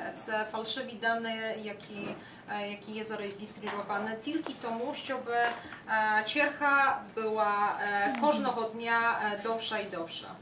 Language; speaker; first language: Ukrainian; non-native, fluent; Polish